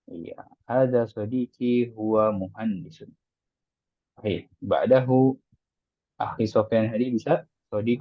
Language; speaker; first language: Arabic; non-native, fluent; Indonesian